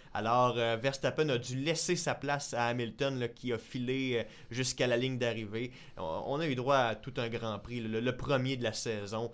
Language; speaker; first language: French; native; French